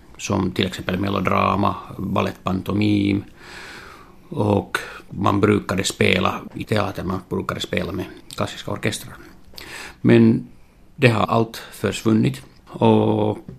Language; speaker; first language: Swedish; non-native, local second language; Finnish